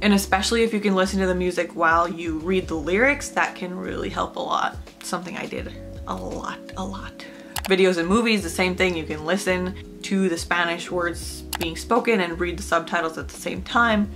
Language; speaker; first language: English; native; English